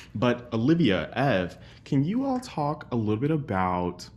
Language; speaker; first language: English; native; English